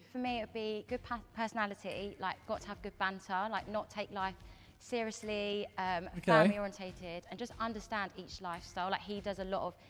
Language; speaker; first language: English; native; English